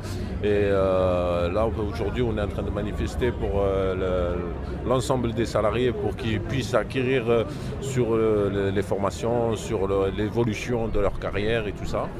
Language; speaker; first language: French; native; French